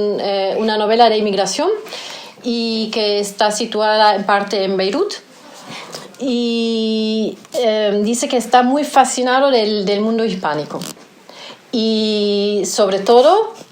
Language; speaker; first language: Spanish; non-native, fluent; German